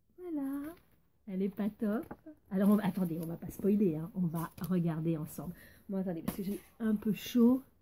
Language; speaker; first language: French; native; French